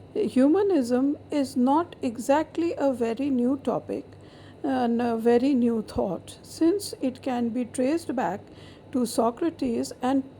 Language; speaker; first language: English; non-native, local second language; Hindi